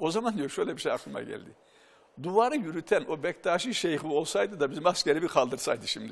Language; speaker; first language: Turkish; native; Turkish